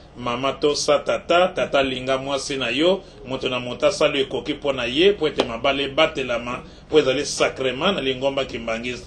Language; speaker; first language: Lingala; native; Lingala